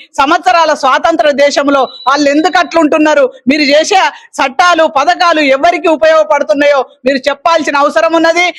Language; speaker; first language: Telugu; native; Telugu